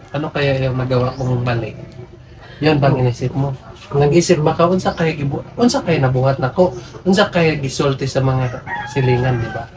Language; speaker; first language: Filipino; non-native, local second language; Cebuano